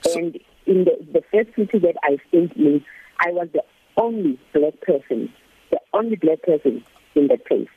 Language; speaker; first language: English; non-native, local second language; Zulu